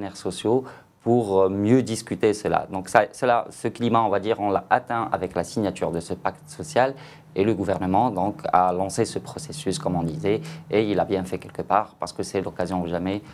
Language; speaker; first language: French; non-native, local second language; Arabic